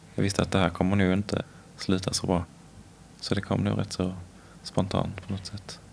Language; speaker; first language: Swedish; native; Swedish